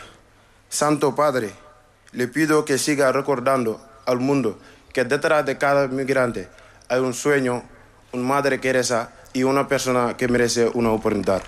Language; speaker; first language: Spanish; non-native, learner; Wolof